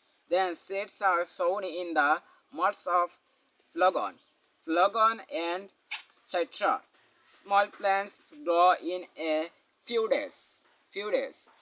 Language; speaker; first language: English; non-native, local second language; Bangla